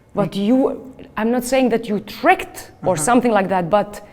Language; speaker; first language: English; non-native, fluent; Albanian